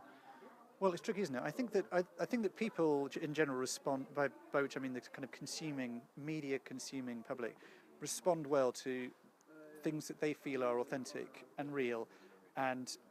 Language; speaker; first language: English; native; English